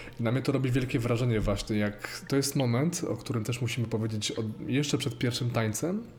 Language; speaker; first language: Polish; native; Polish